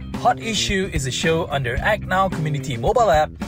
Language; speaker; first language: English; non-native, local second language; Malay